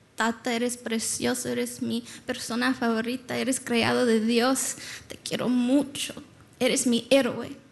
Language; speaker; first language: Spanish; early bilingual, heritage; Spanish